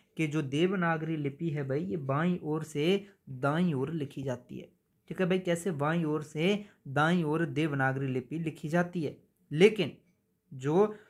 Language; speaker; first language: Hindi; native; Hindi